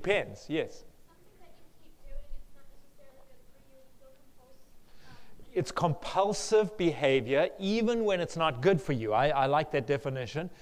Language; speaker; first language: English; native; English